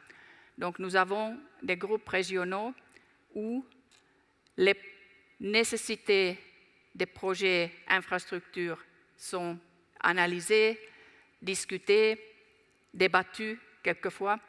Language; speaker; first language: French; non-native, fluent; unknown